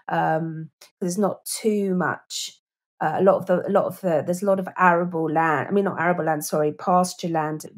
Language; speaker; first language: English; native; English